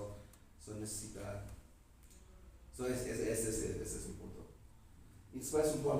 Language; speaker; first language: Spanish; non-native, learner; English